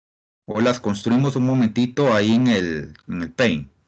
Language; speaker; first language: Spanish; native; Spanish